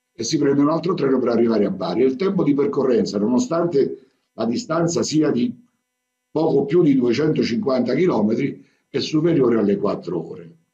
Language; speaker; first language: Italian; native; Italian